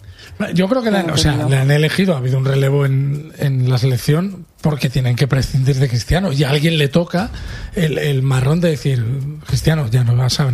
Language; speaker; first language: Spanish; native; Spanish